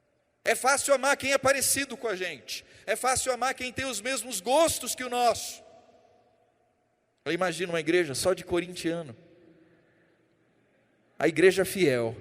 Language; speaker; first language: Portuguese; native; Portuguese